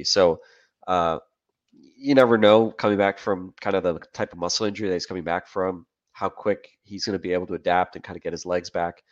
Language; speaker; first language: English; native; English